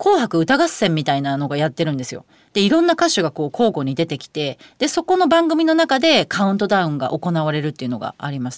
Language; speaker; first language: Japanese; native; Japanese